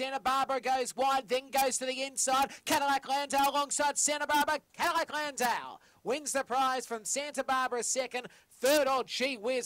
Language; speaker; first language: English; native; English